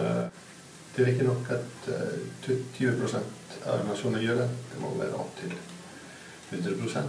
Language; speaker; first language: Danish; non-native, fluent; Icelandic